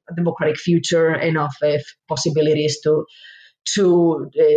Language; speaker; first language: English; non-native, fluent; Spanish